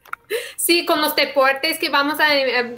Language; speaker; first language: Spanish; non-native, fluent; English